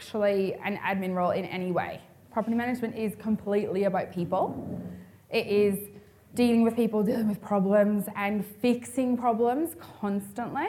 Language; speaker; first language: English; native; English